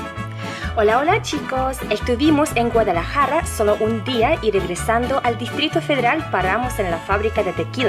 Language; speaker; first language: Spanish; non-native, learner; Russian